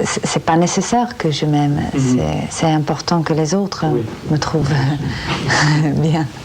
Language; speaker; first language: French; non-native, fluent; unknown